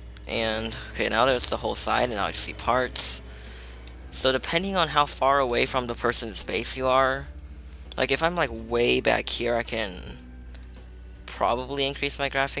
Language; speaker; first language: English; native; English